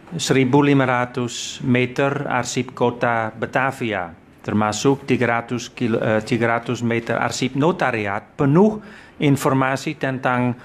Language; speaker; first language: Indonesian; non-native, fluent; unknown